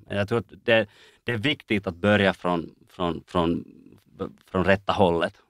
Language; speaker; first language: Swedish; non-native, local second language; Finnish